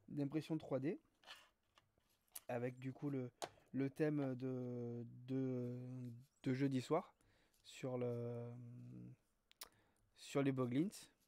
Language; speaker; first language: French; native; French